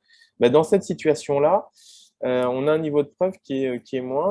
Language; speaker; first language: French; native; French